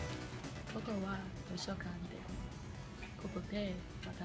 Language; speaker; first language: Japanese; non-native, learner; English